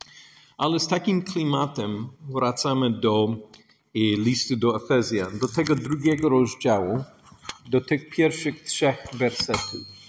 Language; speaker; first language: Polish; non-native, fluent; English